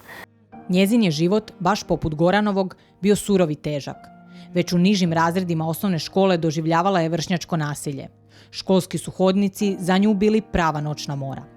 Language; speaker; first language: Croatian; native; Croatian